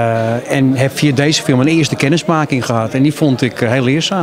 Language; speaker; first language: Dutch; native; Dutch